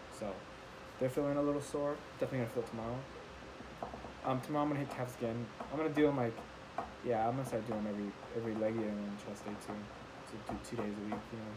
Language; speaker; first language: English; native; English